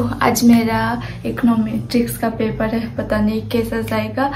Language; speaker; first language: Hindi; non-native, local second language; Bodo